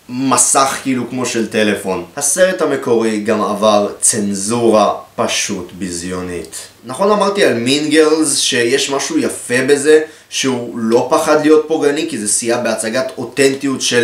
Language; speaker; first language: Hebrew; native; Hebrew